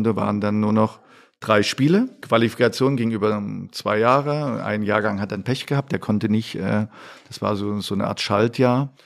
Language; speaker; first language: German; native; German